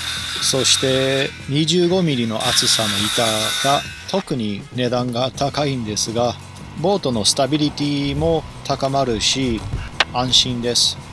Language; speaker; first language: Japanese; non-native, fluent; English